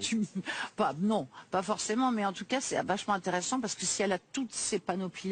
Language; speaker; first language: French; native; French